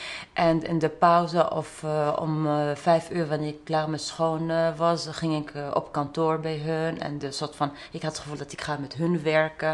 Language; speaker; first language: Dutch; non-native, fluent; Arabic